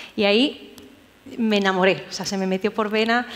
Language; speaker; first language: Spanish; native; Spanish